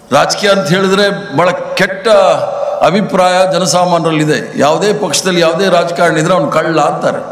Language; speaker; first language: Kannada; native; Kannada